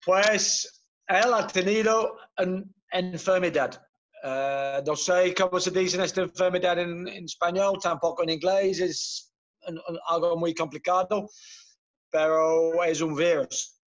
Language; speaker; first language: Spanish; non-native, fluent; Dutch